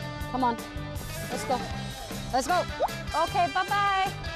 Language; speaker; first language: English; native; English